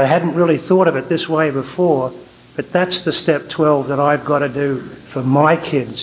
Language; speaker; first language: English; native; English